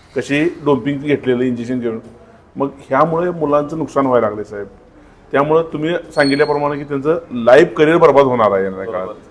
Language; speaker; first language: Marathi; native; Marathi